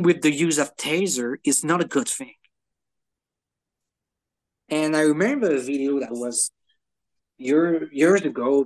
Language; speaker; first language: English; non-native, fluent; French